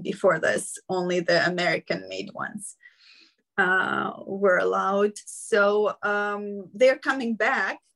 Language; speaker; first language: English; non-native, fluent; Ukrainian